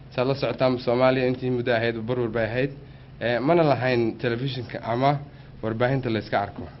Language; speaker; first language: Somali; native; Somali